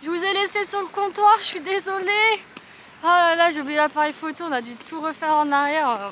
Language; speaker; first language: French; native; French